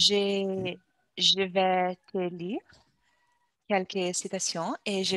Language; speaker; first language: French; non-native, learner; Portuguese